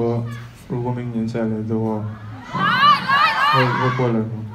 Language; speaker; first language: Chinese; non-native, fluent; Korean